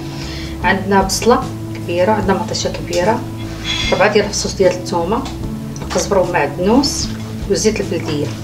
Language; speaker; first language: Arabic; native; Arabic